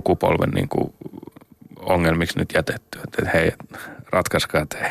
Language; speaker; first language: Finnish; native; Finnish